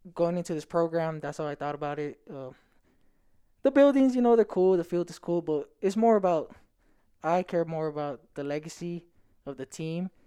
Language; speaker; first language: English; native; English